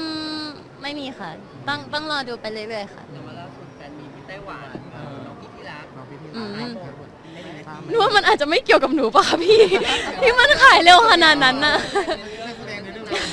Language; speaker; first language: Thai; native; Thai